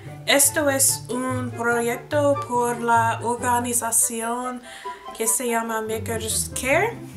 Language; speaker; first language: Spanish; non-native, learner; English